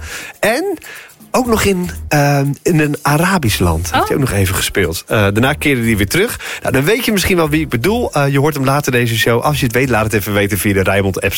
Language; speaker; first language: Dutch; native; Dutch